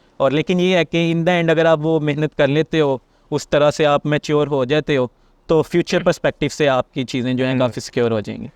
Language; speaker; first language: Urdu; non-native, local second language; Punjabi